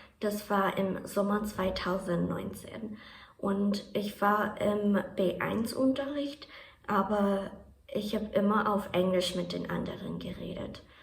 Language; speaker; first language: German; non-native, fluent; Japanese